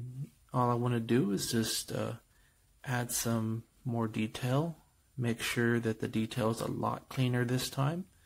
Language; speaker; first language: English; native; English